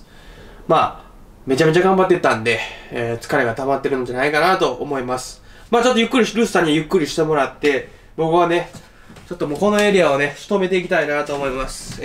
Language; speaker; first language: Japanese; native; Japanese